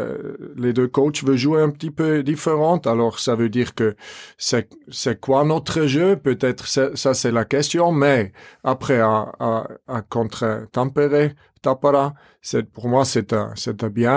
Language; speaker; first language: French; non-native, fluent; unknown